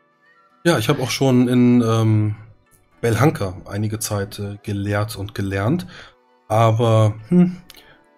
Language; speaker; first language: German; native; German